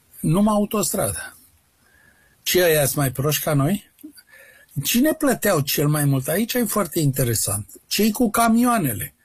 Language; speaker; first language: Romanian; native; Romanian